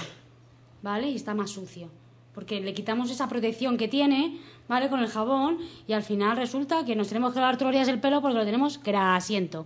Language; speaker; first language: Spanish; native; Spanish